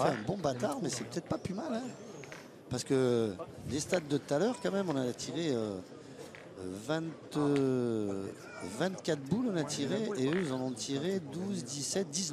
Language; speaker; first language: French; native; French